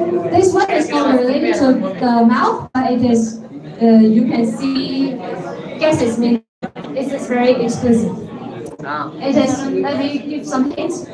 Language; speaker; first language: English; non-native, fluent; Chinese